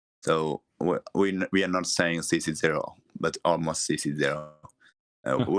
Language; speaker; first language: English; non-native, learner; Japanese